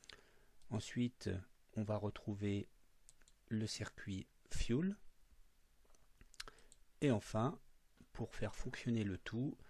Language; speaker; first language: French; native; French